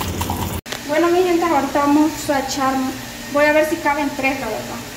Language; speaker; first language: Spanish; native; Spanish